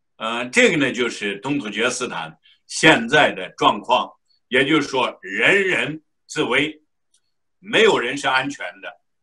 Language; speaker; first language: Chinese; non-native, local second language; Uyghur